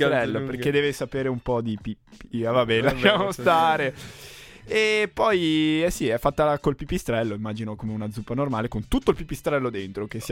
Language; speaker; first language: Italian; native; Italian